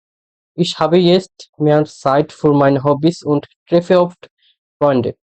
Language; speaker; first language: German; non-native, fluent; Bangla